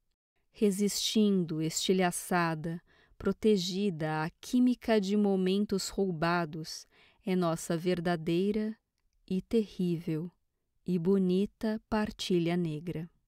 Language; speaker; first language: Portuguese; native; Portuguese